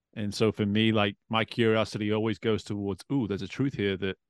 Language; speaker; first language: English; native; English